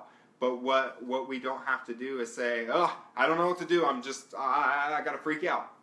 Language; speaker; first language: English; native; English